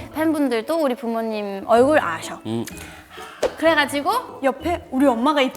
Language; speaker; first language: Korean; non-native, fluent; Thai